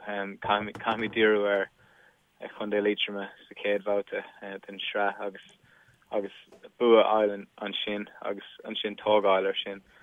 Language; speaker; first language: Irish; non-native, local second language; English